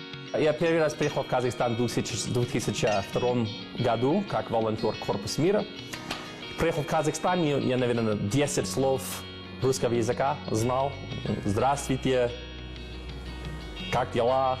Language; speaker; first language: Russian; non-native, fluent; English